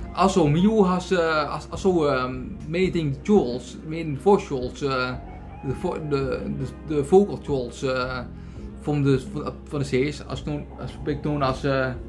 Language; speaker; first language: English; non-native, learner; Dutch